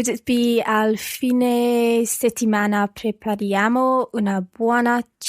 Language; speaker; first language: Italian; non-native, learner; English